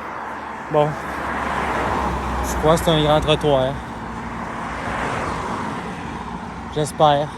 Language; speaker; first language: French; native; French